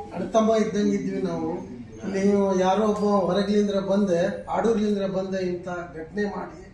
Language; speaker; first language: Kannada; non-native, local second language; Urdu